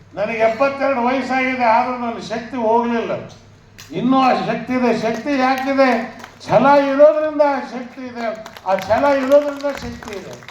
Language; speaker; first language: Kannada; non-native, local second language; Urdu